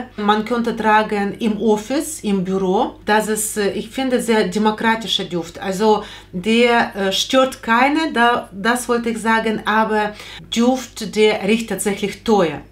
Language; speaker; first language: German; non-native, fluent; Russian